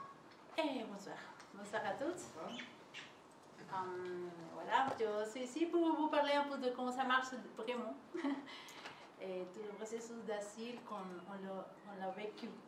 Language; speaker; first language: French; non-native, learner; Spanish